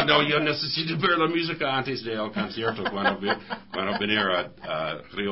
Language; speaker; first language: Spanish; non-native, learner; English